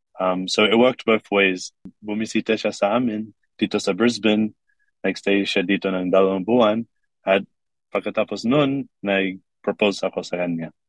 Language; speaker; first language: Filipino; non-native, fluent; English